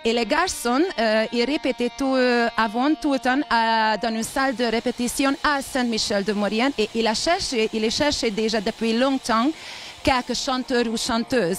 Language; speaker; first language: French; non-native, learner; Hungarian